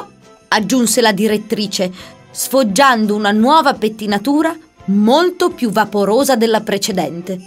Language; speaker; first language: Italian; native; Italian